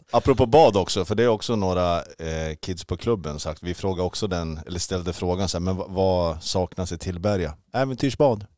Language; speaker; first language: Swedish; native; Swedish